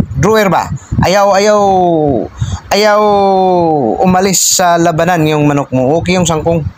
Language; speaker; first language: Filipino; non-native, local second language; Cebuano